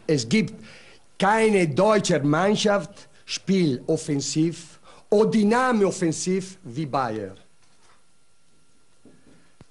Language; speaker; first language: German; non-native, learner; Italian